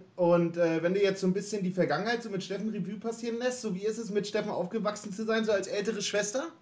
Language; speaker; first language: German; native; German